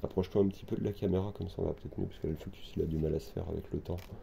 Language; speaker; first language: French; native; French